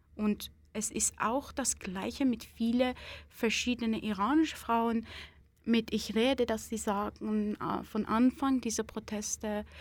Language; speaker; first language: German; non-native, fluent; Persian